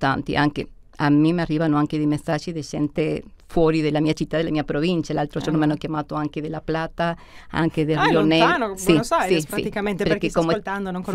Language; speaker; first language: Italian; early bilingual, heritage; Spanish